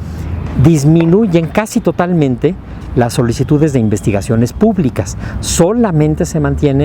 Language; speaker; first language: Spanish; native; Spanish